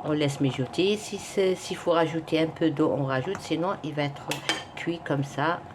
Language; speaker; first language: French; non-native, local second language; Arabic